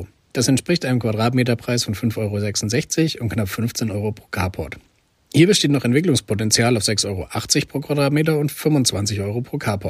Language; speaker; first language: German; native; German